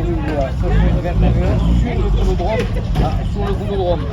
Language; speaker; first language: French; native; French